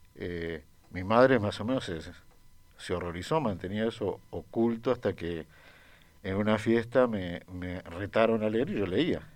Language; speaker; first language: Spanish; native; Spanish